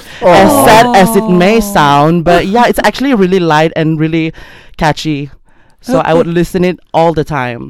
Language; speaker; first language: English; non-native, local second language; Malay